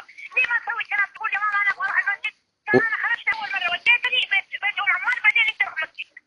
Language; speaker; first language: Arabic; native; Arabic